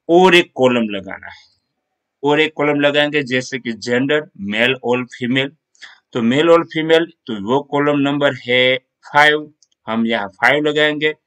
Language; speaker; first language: Hindi; non-native, local second language; Gujarati